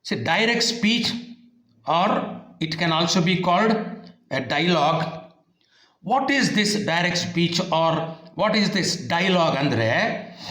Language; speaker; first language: English; non-native, local second language; Kannada